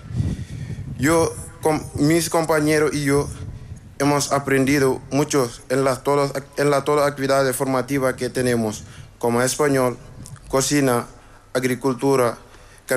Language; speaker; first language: Spanish; non-native, learner; Wolof